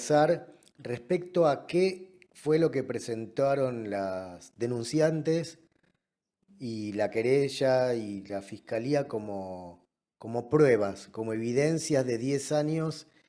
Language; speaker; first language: Spanish; native; Spanish